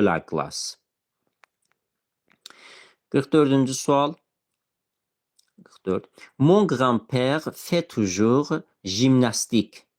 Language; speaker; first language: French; non-native, fluent; Azerbaijani